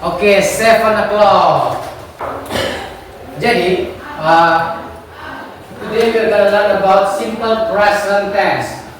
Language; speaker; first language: English; non-native, learner; Indonesian